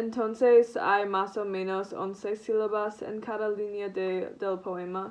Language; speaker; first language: Spanish; non-native, learner; English